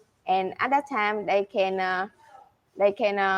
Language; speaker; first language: English; non-native, learner; Vietnamese